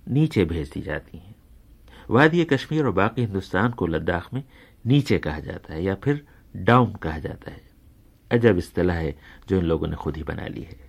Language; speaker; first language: Urdu; native; Urdu